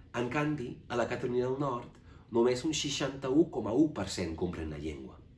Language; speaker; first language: Catalan; non-native, fluent; English